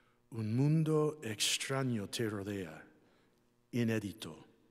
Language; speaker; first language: Spanish; non-native, fluent; English